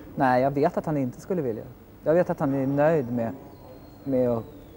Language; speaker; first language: Swedish; native; Swedish